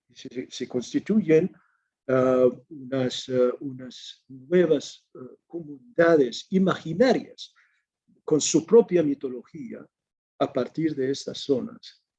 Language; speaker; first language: Spanish; non-native, fluent; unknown